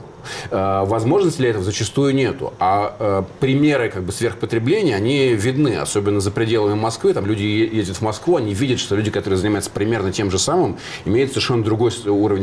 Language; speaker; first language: Russian; native; Russian